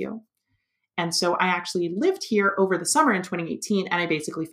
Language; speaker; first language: English; native; English